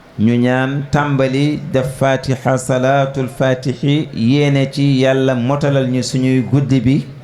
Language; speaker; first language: Wolof; non-native, local second language; Fula